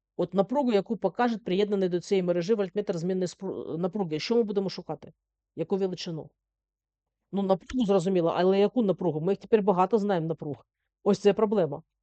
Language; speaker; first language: Ukrainian; native; Ukrainian